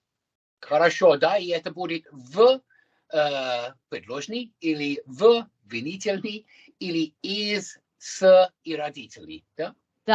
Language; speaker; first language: Russian; non-native, learner; English